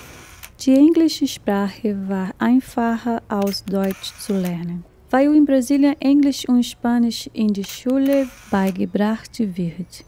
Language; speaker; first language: German; non-native, fluent; Portuguese